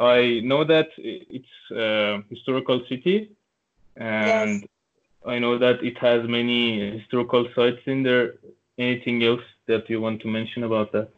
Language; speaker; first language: English; non-native, local second language; Turkish